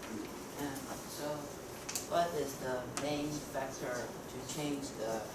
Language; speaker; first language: English; non-native, learner; Chinese